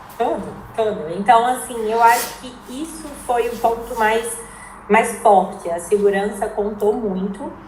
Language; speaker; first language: Portuguese; native; Portuguese